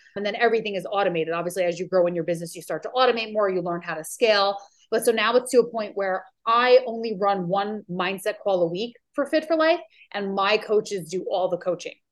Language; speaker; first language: English; native; English